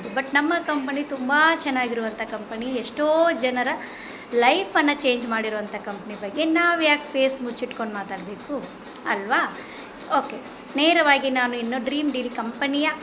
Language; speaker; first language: Kannada; native; Kannada